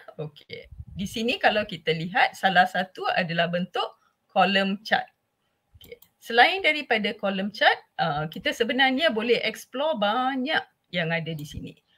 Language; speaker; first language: Malay; non-native, local second language; Tamil